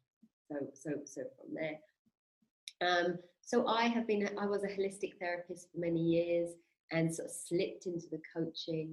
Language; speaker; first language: English; native; English